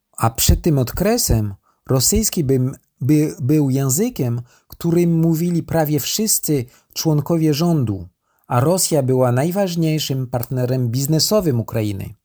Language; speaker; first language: Polish; non-native, learner; French